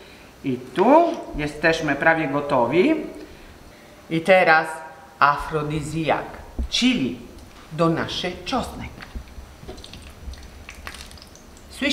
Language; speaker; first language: Polish; non-native, learner; Italian